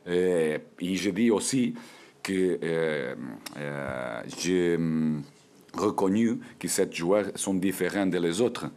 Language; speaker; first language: French; non-native, learner; Portuguese